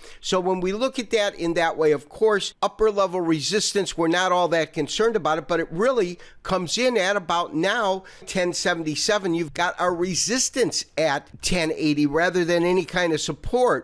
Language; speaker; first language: English; native; English